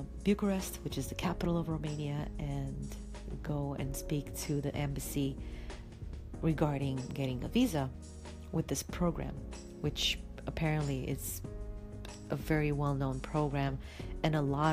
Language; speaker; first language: English; non-native, fluent; Romanian